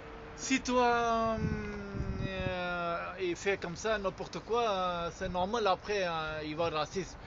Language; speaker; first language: French; non-native, fluent; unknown